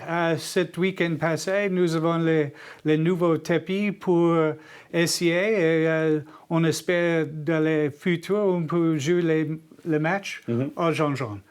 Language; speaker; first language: French; non-native, learner; English